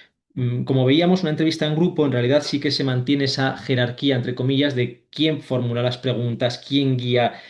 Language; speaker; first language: Spanish; native; Spanish